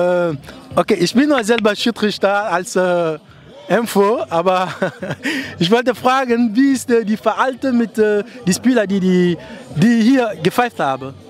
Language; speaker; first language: German; non-native, learner; French